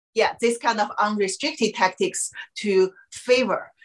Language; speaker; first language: English; non-native, fluent; Chinese